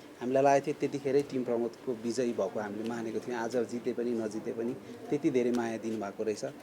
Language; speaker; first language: Nepali; native; Nepali